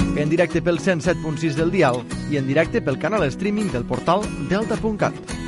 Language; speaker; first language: Catalan; native; Catalan